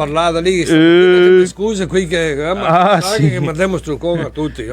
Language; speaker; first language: Italian; early bilingual, heritage; Portuguese